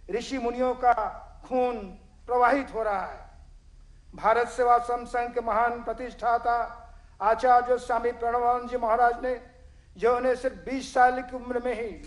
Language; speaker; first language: Hindi; non-native, local second language; Bangla